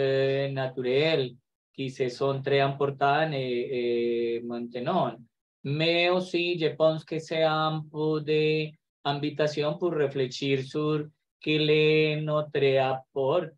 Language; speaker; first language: French; non-native, learner; Spanish